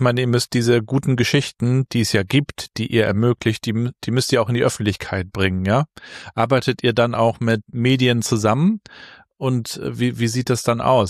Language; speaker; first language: German; native; German